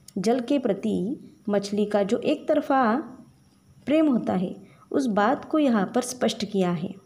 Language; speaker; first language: Hindi; non-native, local second language; Marathi